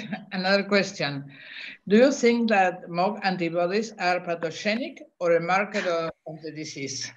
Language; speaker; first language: English; non-native, fluent; Spanish